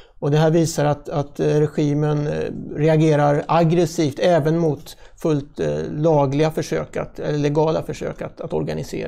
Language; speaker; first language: Swedish; native; Swedish